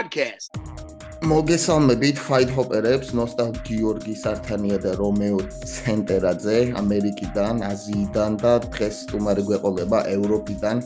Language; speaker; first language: Georgian; early bilingual, heritage; Georgian